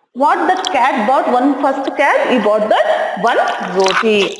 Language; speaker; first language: English; non-native, local second language; Hindi